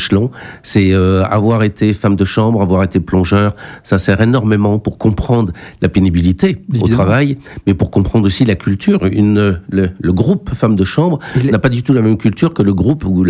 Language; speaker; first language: French; native; French